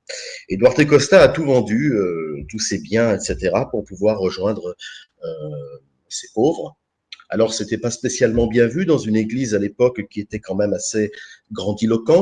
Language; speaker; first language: French; native; French